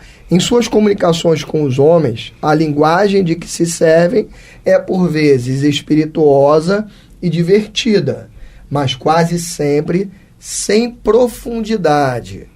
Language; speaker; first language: Portuguese; native; Portuguese